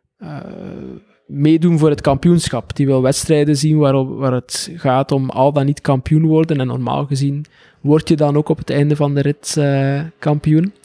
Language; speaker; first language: Dutch; native; Dutch